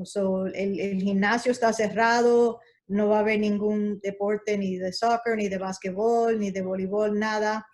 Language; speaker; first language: Spanish; early bilingual, heritage; Spanish